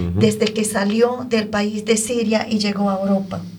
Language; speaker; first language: Spanish; non-native, fluent; Arabic